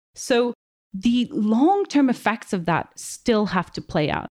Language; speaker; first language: English; non-native, local second language; German